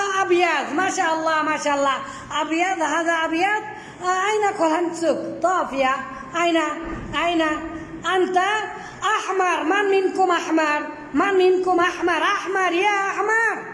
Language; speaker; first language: Arabic; non-native, fluent; Bangla